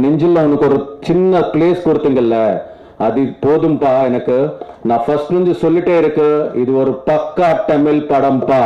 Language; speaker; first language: Tamil; non-native, learner; Telugu